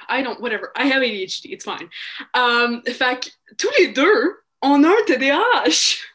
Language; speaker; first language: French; native; French